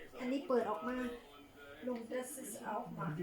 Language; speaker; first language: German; non-native, learner; Thai